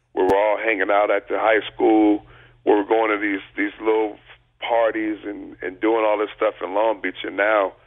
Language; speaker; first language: English; native; English